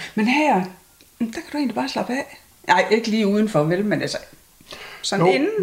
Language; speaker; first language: Danish; native; Danish